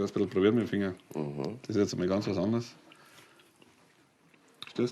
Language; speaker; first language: German; native; German